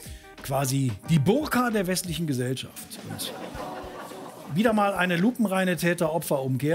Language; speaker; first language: German; native; German